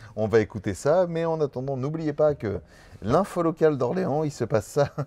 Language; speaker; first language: French; native; French